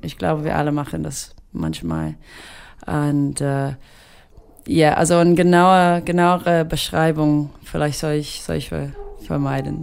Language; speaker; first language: German; non-native, fluent; English